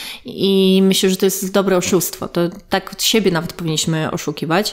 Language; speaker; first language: Polish; native; Polish